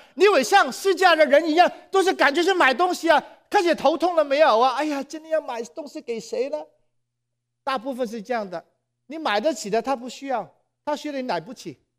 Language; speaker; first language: Chinese; non-native, local second language; Cantonese